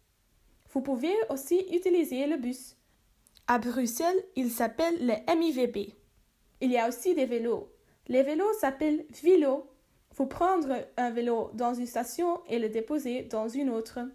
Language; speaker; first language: French; non-native, learner; Dutch